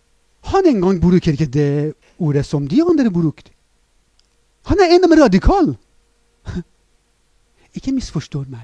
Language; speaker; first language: Norwegian; non-native, fluent; Persian